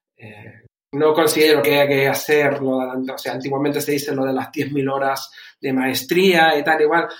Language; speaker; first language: Spanish; early bilingual, other home language; German